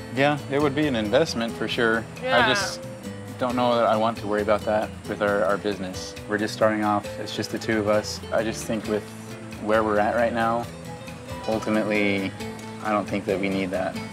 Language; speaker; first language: English; native; English